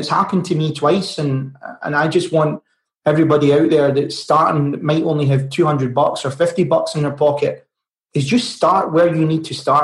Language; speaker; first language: English; native; English